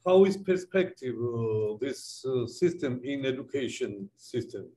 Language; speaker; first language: English; non-native, learner; Georgian